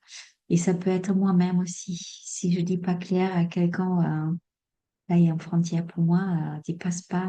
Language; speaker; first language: French; non-native, fluent; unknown